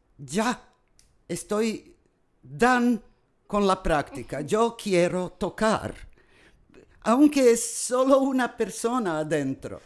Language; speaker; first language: Spanish; non-native, fluent; Serbian